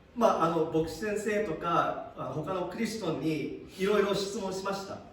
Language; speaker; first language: Japanese; early bilingual, heritage; Japanese